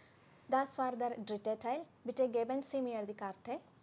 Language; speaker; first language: German; non-native, fluent; Malayalam